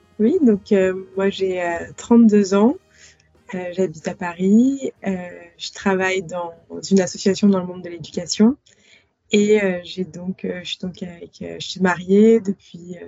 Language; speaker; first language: French; native; French